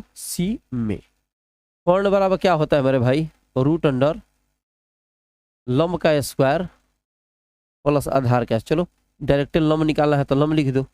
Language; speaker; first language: Hindi; non-native, local second language; Bhojpuri